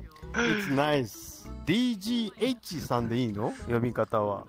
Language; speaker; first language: Japanese; native; Japanese